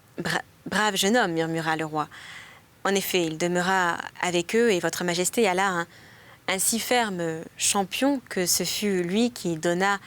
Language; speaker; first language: French; native; French